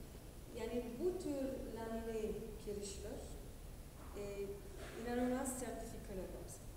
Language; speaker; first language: Turkish; non-native, fluent; German